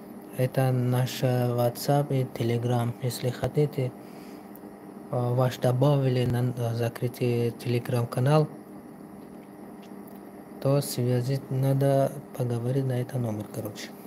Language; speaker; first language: Russian; non-native, local second language; Tajik